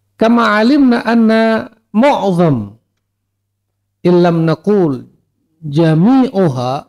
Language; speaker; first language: Arabic; non-native, fluent; Indonesian